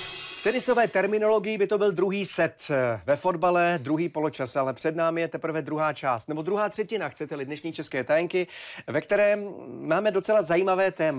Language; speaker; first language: Czech; native; Czech